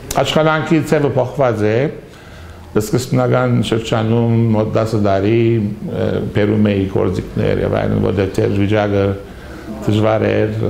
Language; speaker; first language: Armenian; early bilingual, heritage; Armenian